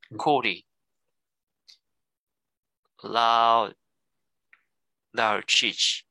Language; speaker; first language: French; non-native, learner; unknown